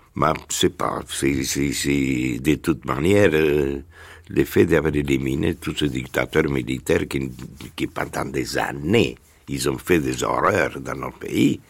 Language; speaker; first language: French; non-native, fluent; Spanish